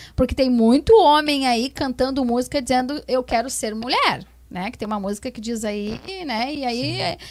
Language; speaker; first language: Portuguese; native; Portuguese